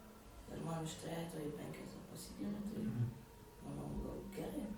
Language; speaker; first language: Lithuanian; non-native, local second language; Polish